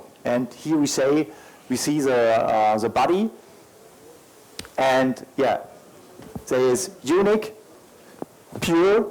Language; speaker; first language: English; non-native, learner; German